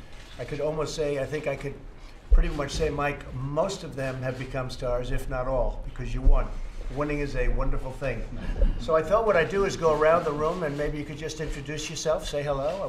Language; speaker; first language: English; native; English